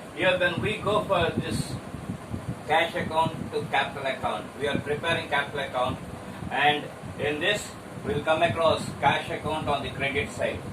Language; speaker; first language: English; non-native, local second language; Telugu